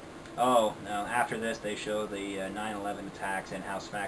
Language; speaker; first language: English; native; English